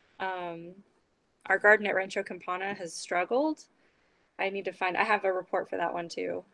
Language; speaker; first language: English; native; English